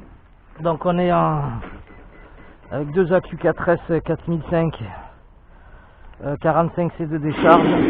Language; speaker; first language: French; native; French